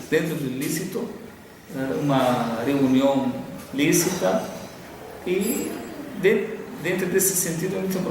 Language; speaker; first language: Portuguese; non-native, fluent; Arabic